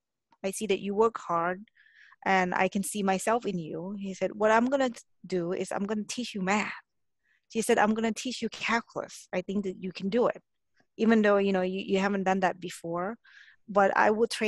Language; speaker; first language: English; non-native, fluent; Thai